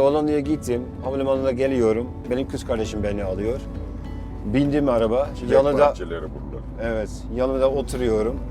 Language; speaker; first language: Turkish; non-native, fluent; Dutch